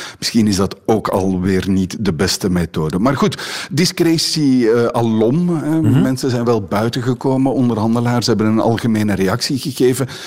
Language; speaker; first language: Dutch; native; Dutch